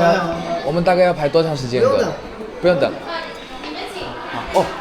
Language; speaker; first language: Chinese; non-native, fluent; Indonesian